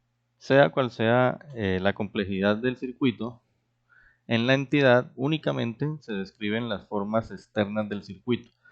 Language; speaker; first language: Spanish; native; Spanish